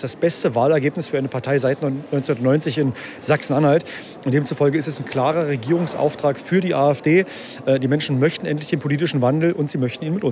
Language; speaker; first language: German; native; German